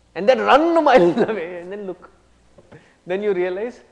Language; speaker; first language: English; non-native, local second language; Hindi